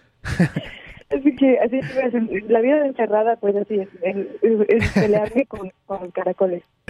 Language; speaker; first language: Spanish; early bilingual, heritage; Spanish